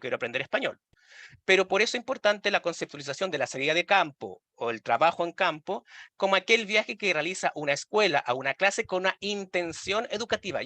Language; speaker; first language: Spanish; native; Spanish